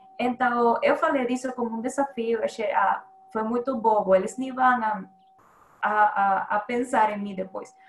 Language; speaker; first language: Portuguese; non-native, fluent; Spanish